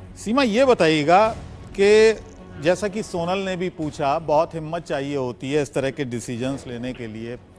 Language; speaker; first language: Hindi; native; Hindi